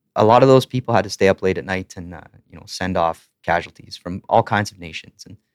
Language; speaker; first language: English; native; English